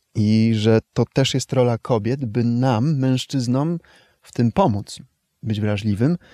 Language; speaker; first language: Polish; native; Polish